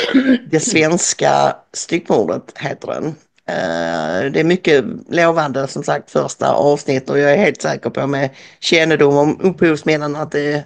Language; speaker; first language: Swedish; native; Swedish